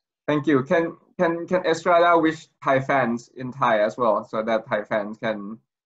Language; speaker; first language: English; non-native, fluent; Thai